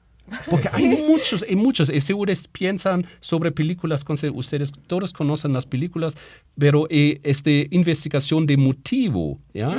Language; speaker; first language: Spanish; non-native, fluent; German